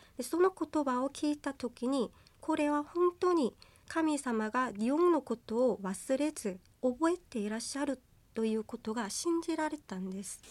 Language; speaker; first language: Japanese; non-native, fluent; Korean